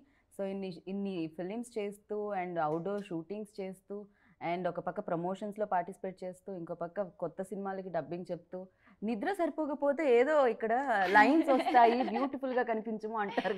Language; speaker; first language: Telugu; native; Telugu